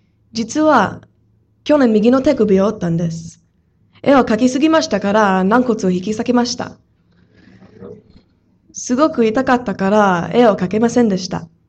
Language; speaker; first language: Japanese; non-native, fluent; English